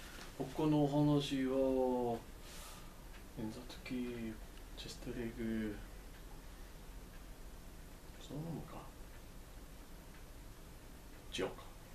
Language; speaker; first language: Japanese; non-native, learner; English